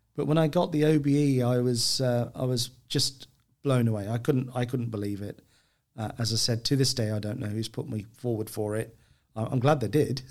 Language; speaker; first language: English; native; English